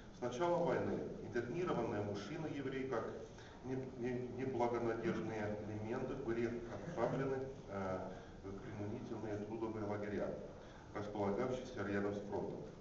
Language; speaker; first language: Russian; non-native, fluent; Finnish